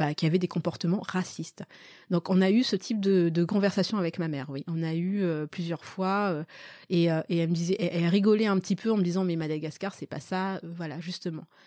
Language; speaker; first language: French; early bilingual, other home language; Malagasy